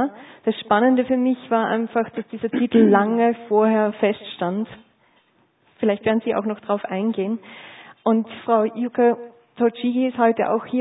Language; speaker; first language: German; native; German